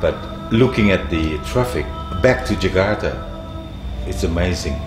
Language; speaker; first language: English; non-native, fluent; Thai